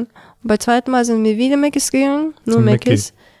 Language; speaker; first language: German; early bilingual, other home language; Chechen